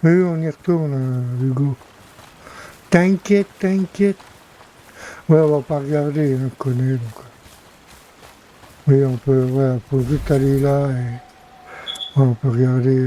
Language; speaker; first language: French; native; French